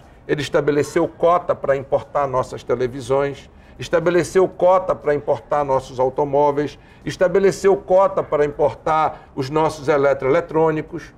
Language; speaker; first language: Portuguese; native; Portuguese